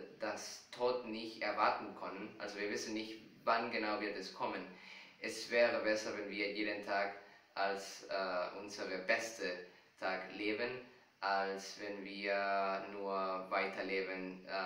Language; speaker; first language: German; non-native, fluent; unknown